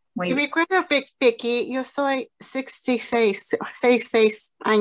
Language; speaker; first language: Spanish; early bilingual, heritage; English